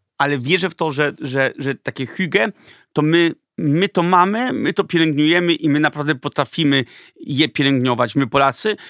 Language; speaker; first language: Polish; early bilingual, heritage; Polish